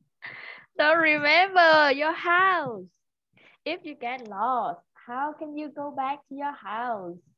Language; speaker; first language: English; non-native, fluent; Vietnamese